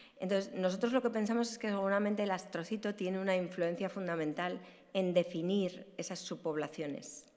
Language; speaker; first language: Spanish; native; Spanish